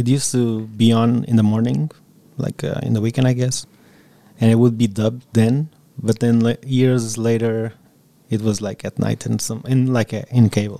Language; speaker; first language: English; non-native, fluent; Portuguese